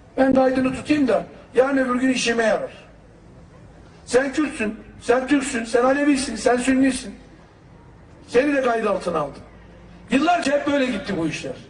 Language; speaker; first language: Turkish; native; Turkish